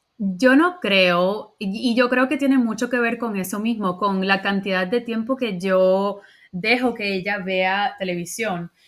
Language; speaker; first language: Spanish; early bilingual, heritage; Spanish